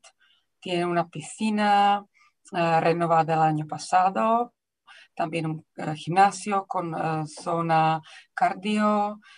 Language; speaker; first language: Spanish; non-native, fluent; Czech